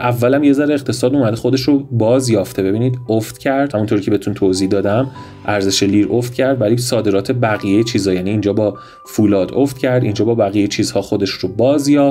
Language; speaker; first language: Persian; native; Persian